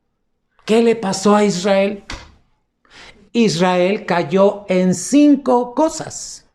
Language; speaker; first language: Spanish; native; Spanish